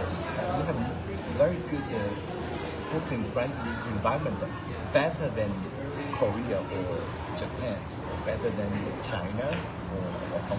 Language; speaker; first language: English; non-native, fluent; Chinese